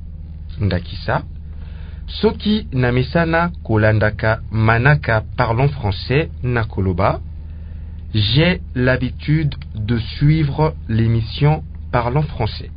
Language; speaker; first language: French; non-native, local second language; Lingala